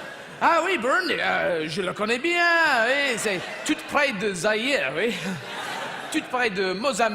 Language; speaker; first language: French; non-native, fluent; English